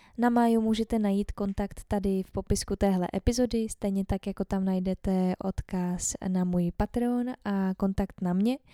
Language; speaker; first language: Czech; native; Czech